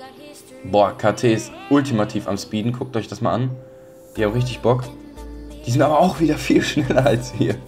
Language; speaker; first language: German; native; German